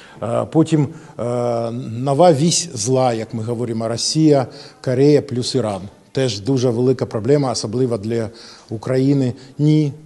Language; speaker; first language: Ukrainian; non-native, local second language; Russian